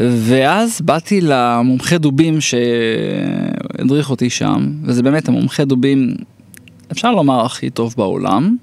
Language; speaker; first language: Hebrew; native; Hebrew